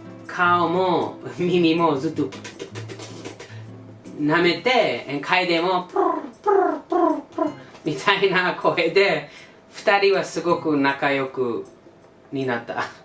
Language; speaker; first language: Japanese; non-native, learner; English